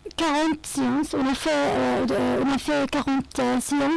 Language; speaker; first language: French; non-native, fluent; Arabic